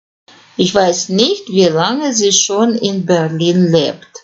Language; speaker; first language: German; non-native, fluent; Russian